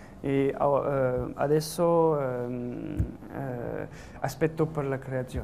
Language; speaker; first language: Italian; non-native, learner; French